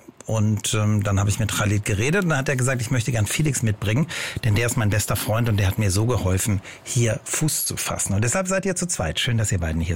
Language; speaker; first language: German; native; German